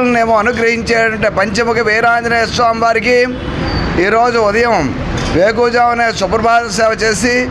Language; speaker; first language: Telugu; native; Telugu